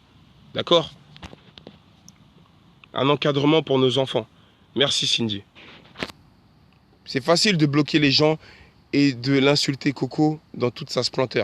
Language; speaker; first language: French; native; French